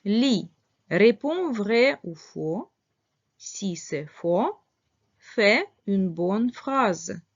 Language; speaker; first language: French; non-native, fluent; Russian